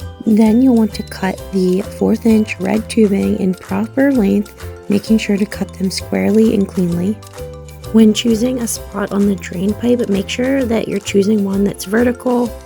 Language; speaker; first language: English; native; English